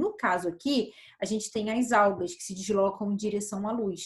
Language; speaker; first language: Portuguese; native; Portuguese